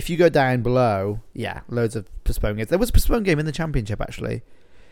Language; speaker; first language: English; native; English